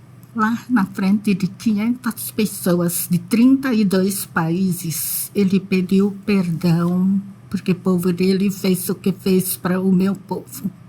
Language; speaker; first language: Portuguese; non-native, fluent; Indonesian